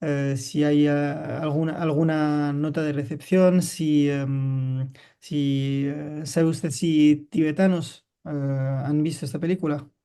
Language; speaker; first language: Spanish; non-native, fluent; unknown